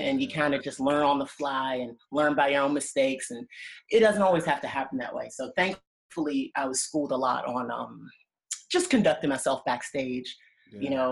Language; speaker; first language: English; native; English